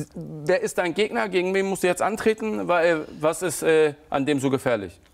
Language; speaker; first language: German; early bilingual, other home language; Turkish